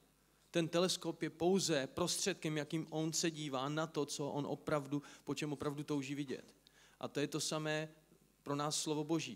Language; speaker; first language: Czech; native; Czech